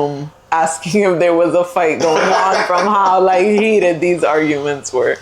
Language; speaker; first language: English; native; English